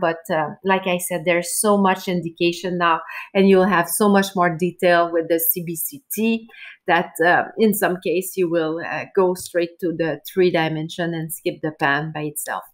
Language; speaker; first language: English; non-native, fluent; French